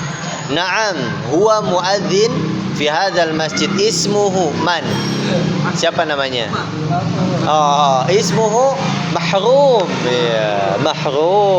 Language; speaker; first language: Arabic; non-native, fluent; Indonesian